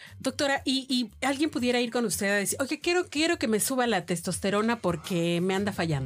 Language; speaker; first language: Spanish; native; Spanish